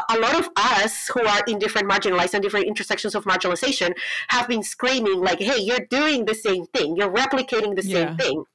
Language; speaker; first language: English; non-native, fluent; Spanish